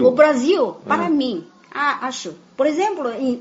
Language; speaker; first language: Portuguese; non-native, fluent; Chinese